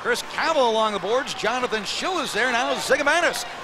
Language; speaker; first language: English; native; English